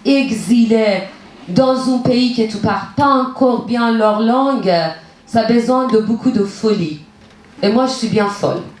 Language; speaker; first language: French; non-native, learner; Persian